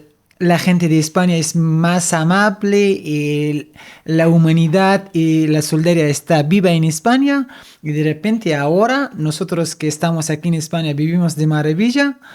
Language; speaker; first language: Spanish; non-native, fluent; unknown